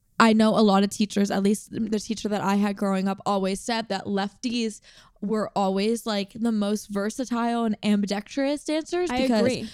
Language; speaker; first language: English; native; English